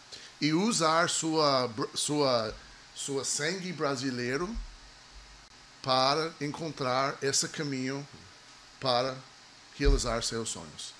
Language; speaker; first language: Portuguese; non-native, fluent; English